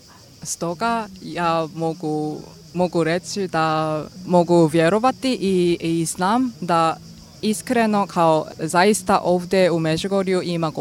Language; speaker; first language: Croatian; non-native, learner; Korean